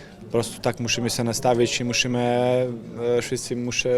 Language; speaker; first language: Polish; non-native, fluent; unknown